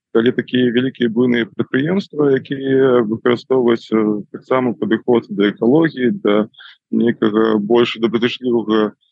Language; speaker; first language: Belarusian; non-native, local second language; Russian